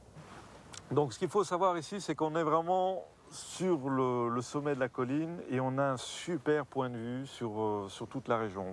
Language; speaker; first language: French; native; French